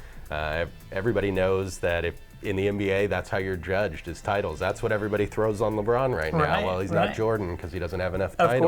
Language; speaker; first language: English; native; English